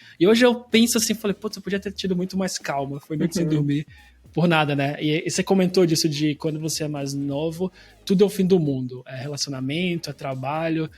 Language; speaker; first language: Portuguese; native; Portuguese